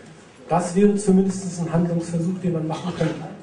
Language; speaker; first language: German; native; German